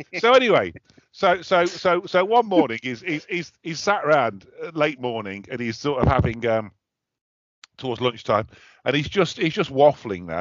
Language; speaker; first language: English; native; English